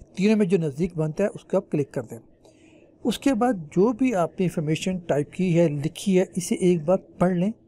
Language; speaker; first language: Urdu; native; Urdu